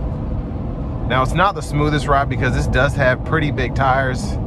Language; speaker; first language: English; native; English